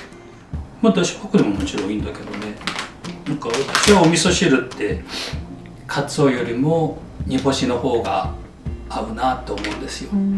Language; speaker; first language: Japanese; native; Japanese